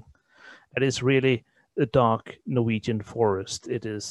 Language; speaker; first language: English; non-native, fluent; Danish